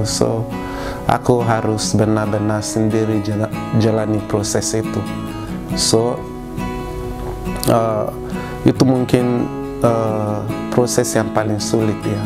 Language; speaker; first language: Indonesian; non-native, fluent; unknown